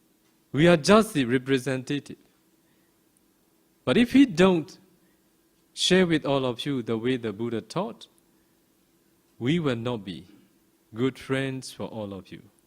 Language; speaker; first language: English; non-native, fluent; Burmese